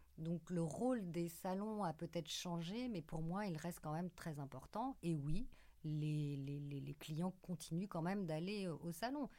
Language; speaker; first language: French; native; French